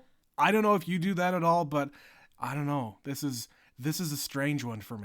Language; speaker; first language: English; native; English